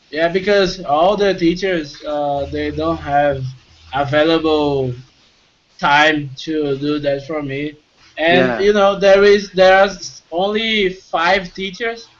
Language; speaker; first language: English; non-native, fluent; Portuguese